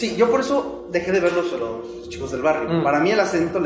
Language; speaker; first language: Spanish; native; Spanish